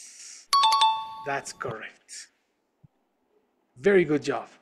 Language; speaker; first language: English; non-native, fluent; Spanish